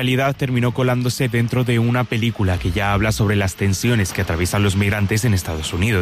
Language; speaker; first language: Spanish; native; Spanish